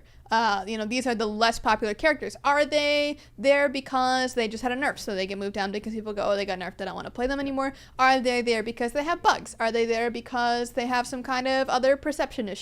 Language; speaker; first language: English; native; English